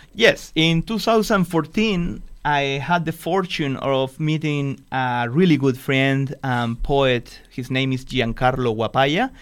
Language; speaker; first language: English; non-native, fluent; Spanish